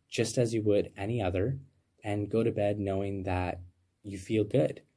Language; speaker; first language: English; native; English